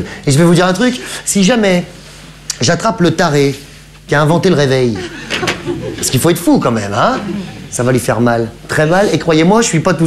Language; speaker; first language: French; native; French